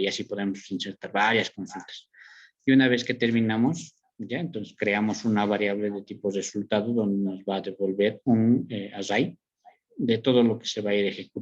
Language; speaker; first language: Spanish; native; Spanish